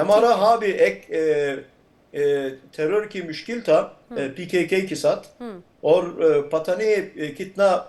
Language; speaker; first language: Hindi; non-native, fluent; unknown